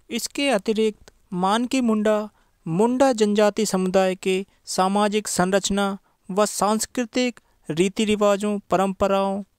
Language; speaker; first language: Hindi; native; Hindi